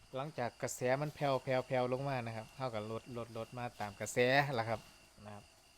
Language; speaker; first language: Thai; native; Thai